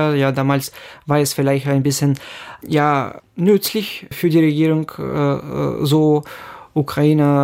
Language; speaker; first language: German; non-native, fluent; Ukrainian